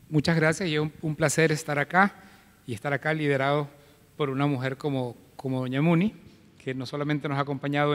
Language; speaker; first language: Spanish; native; Spanish